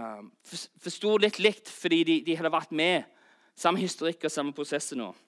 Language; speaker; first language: Norwegian; non-native, fluent; English